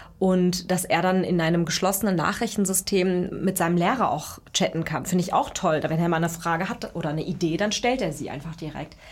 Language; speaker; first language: German; early bilingual, other home language; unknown